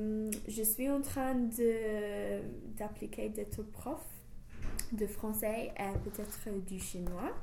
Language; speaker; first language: French; non-native, fluent; English